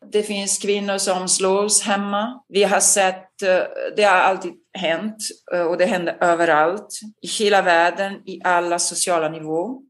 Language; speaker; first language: Swedish; non-native, fluent; Italian